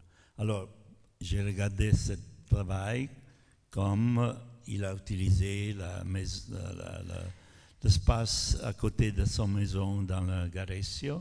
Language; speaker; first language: French; non-native, fluent; Italian